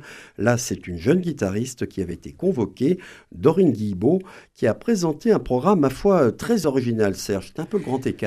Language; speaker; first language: French; native; French